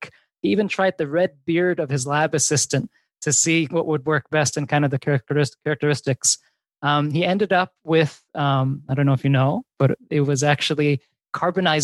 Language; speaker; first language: English; native; English